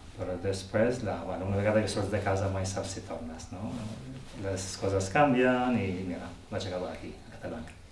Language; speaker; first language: Catalan; non-native, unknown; Albanian